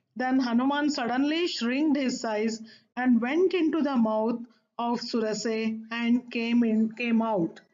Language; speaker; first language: English; non-native, local second language; Kannada